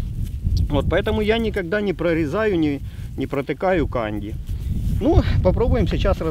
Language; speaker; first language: Russian; native; Russian